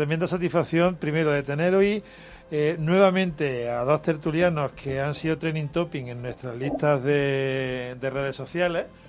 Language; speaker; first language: Spanish; native; Spanish